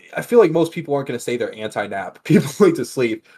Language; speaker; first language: English; native; English